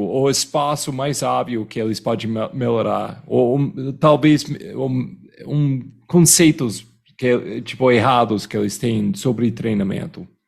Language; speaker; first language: Portuguese; non-native, fluent; English